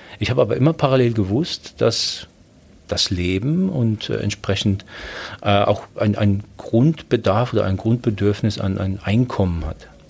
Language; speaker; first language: German; early bilingual, other home language; Polish